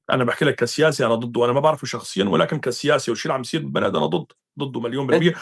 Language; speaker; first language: Arabic; non-native, local second language; Kurdish